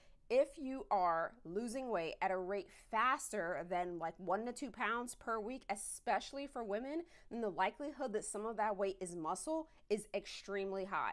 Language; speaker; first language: English; native; English